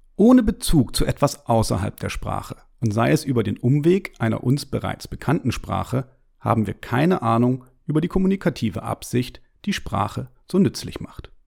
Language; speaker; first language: German; native; German